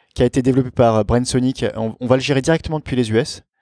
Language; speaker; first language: French; native; French